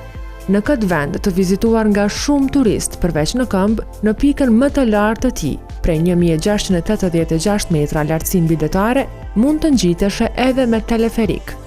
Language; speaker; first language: Albanian; native; Albanian